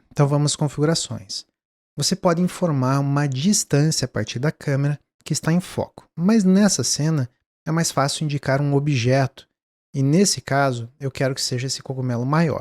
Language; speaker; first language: Portuguese; native; Portuguese